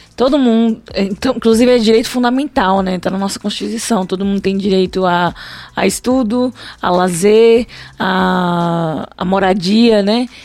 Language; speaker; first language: Portuguese; native; Portuguese